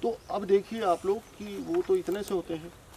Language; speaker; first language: Hindi; native; Hindi